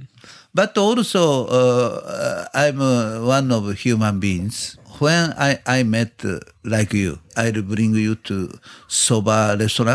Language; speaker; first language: English; non-native, learner; Japanese